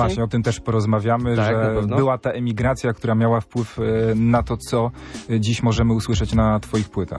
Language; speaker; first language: Polish; native; Polish